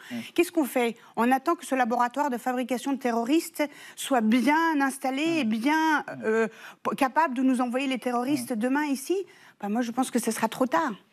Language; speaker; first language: French; early bilingual, other home language; Persian